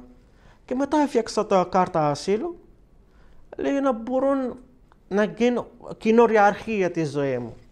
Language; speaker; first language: Greek; non-native, learner; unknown